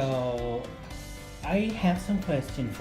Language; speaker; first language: English; non-native, fluent; Thai